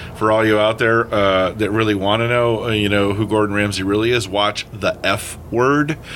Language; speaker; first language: English; native; English